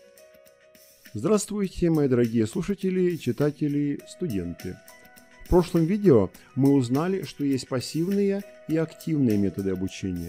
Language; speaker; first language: Russian; native; Russian